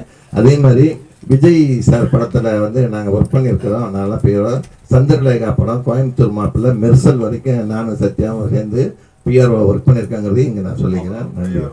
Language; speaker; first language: Tamil; native; Tamil